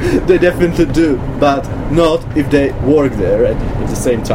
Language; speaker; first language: English; non-native, fluent; Czech